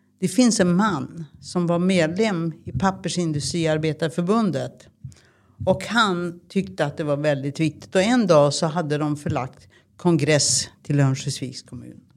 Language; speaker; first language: Swedish; native; Swedish